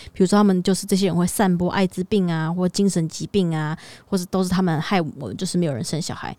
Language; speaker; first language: Chinese; native; Chinese